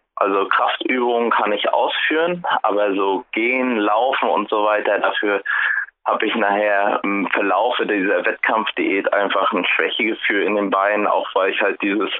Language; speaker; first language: German; native; German